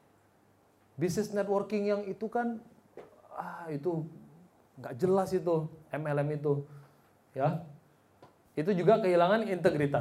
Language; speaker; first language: Indonesian; native; Indonesian